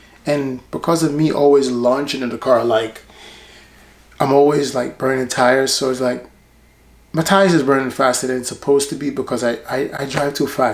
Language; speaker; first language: English; native; English